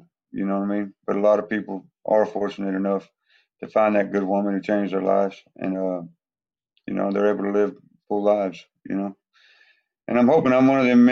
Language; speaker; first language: English; native; English